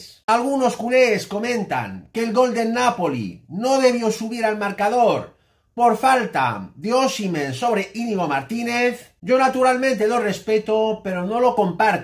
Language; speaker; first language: Spanish; native; Spanish